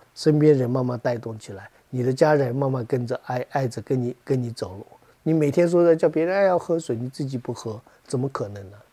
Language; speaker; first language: Chinese; non-native, fluent; Tibetan